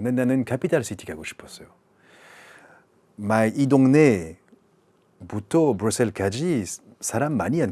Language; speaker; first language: Korean; non-native, learner; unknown